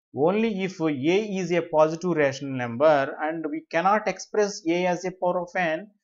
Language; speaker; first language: English; non-native, local second language; Telugu